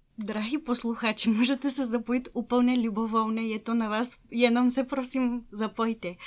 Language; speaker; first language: Czech; non-native, fluent; Bulgarian